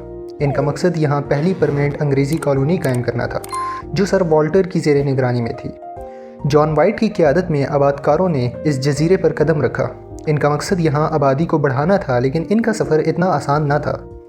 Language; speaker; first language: Urdu; native; Urdu